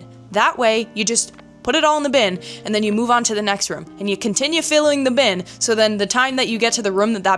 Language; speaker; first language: English; native; English